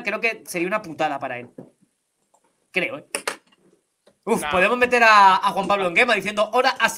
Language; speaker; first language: Spanish; native; Spanish